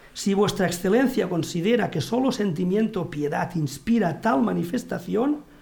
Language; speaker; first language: Spanish; non-native, local second language; Catalan